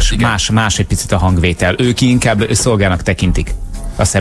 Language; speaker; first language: Hungarian; native; Hungarian